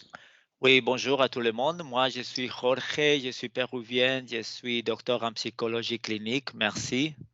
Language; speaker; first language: French; non-native, fluent; Spanish